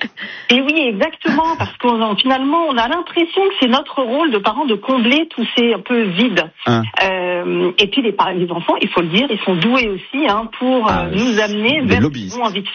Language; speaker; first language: French; native; French